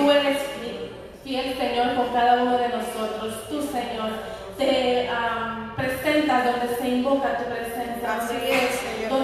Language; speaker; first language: Spanish; native; Spanish